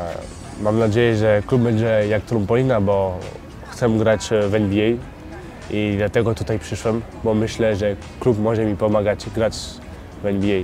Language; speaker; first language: Polish; early bilingual, heritage; French